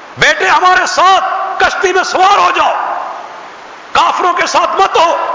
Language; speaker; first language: Urdu; non-native, local second language; Sindhi